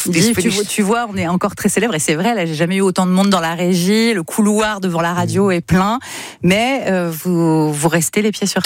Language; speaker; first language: French; native; French